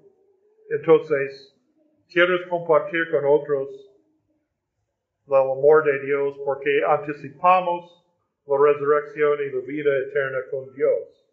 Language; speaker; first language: Spanish; non-native, fluent; English